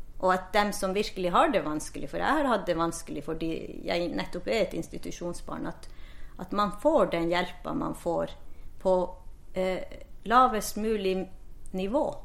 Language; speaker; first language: Norwegian; non-native, local second language; Northern Sami